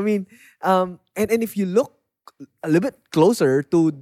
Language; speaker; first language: English; non-native, local second language; Filipino